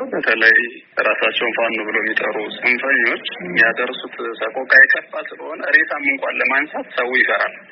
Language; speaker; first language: Amharic; native; Amharic